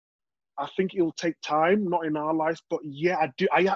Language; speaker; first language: English; native; English